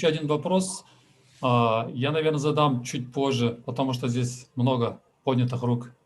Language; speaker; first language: Russian; native; Russian